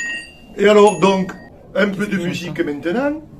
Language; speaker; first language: French; native; French